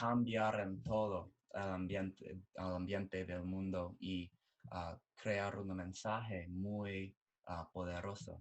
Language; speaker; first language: Spanish; non-native, learner; English